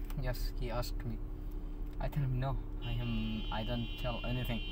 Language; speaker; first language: English; non-native, learner; Arabic